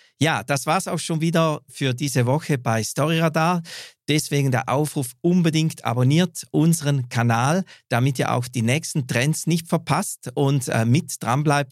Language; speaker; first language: German; native; German